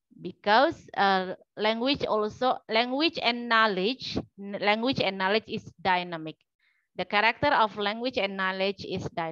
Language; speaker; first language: English; non-native, learner; Indonesian